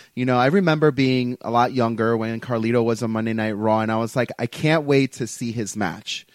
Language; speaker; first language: English; native; English